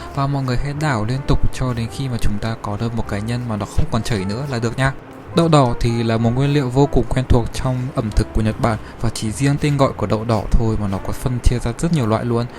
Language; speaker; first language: Vietnamese; native; Vietnamese